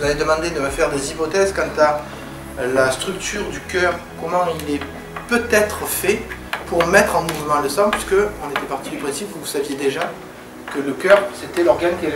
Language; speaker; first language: French; native; French